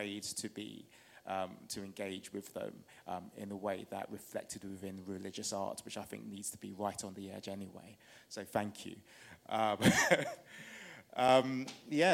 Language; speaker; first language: English; native; English